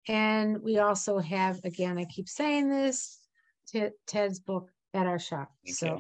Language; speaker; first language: English; native; English